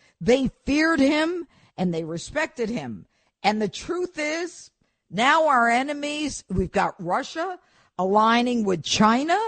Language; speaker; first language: English; native; English